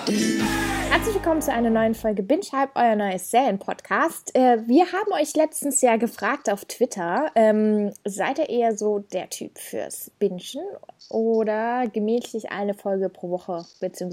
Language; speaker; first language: German; native; German